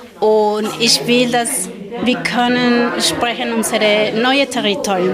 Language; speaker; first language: German; non-native, learner; Spanish